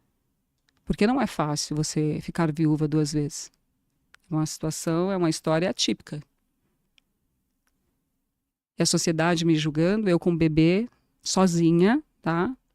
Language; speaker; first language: Portuguese; native; Portuguese